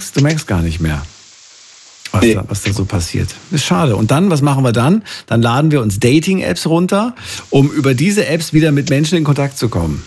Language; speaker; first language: German; native; German